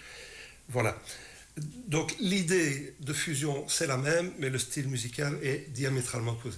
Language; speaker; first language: French; native; French